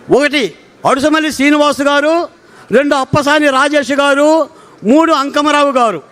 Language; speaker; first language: Telugu; native; Telugu